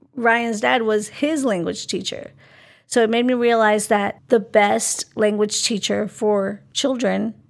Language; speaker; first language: English; early bilingual, other home language; Spanish